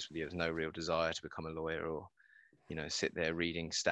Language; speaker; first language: English; native; English